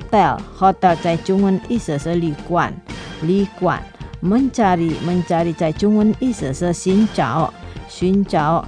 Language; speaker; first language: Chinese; non-native, fluent; Indonesian